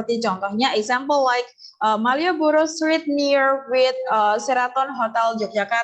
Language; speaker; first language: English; non-native, learner; Indonesian